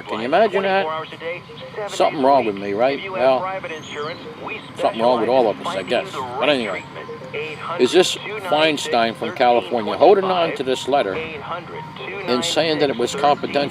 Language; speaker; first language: English; native; English